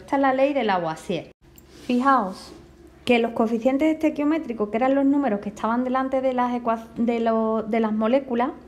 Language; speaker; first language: Spanish; native; Spanish